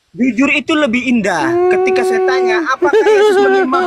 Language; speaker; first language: Indonesian; native; Indonesian